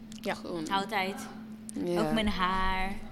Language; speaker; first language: Dutch; non-native, fluent; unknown